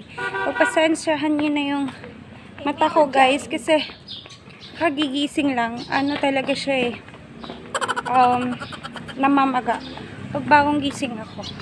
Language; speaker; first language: Filipino; native; Filipino